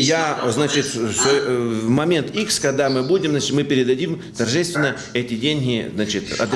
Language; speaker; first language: Russian; non-native, fluent; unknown